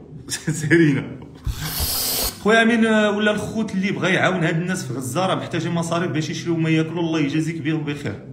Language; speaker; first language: Arabic; native; Arabic